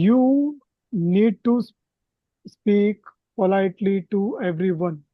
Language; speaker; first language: English; non-native, learner; Hindi